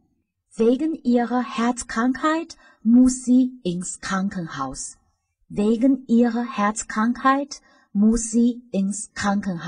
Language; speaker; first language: German; non-native, fluent; Chinese